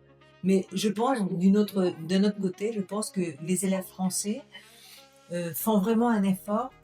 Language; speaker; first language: French; non-native, fluent; Spanish